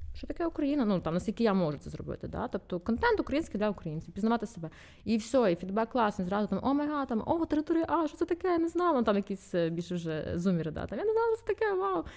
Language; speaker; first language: Ukrainian; non-native, local second language; Russian